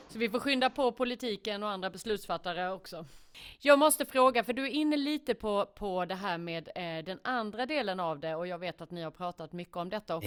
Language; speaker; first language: Swedish; native; Swedish